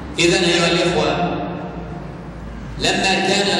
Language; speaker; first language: Arabic; native; Arabic